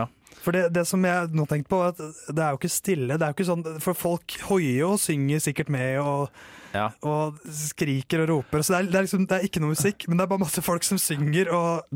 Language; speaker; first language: Norwegian; native; Norwegian